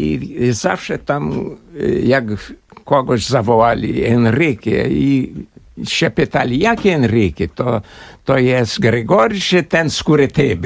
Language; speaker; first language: Polish; early bilingual, heritage; Portuguese